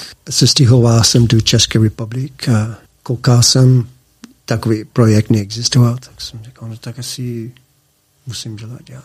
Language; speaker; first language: Czech; non-native, learner; English